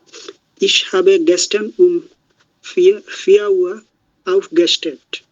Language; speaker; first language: German; non-native, learner; Bangla